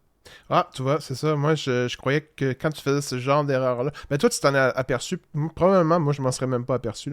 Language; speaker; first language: French; native; French